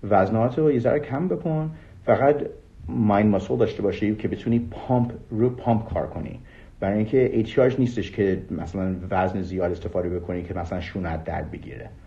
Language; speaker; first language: Persian; early bilingual, heritage; Persian